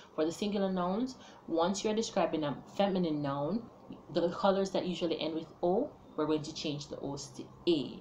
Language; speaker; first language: English; native; English